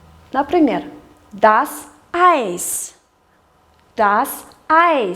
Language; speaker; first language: German; non-native, fluent; Kyrgyz